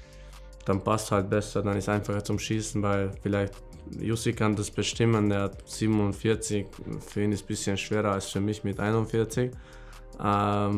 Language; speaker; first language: German; non-native, fluent; Hungarian